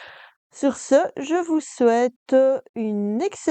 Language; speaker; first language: French; native; French